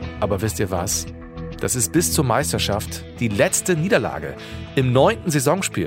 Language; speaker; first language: German; native; German